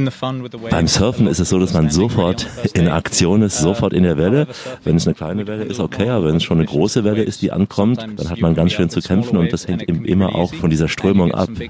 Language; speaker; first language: German; native; German